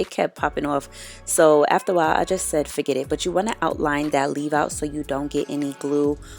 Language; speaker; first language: English; native; English